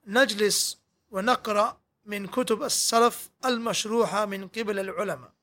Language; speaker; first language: Arabic; non-native, fluent; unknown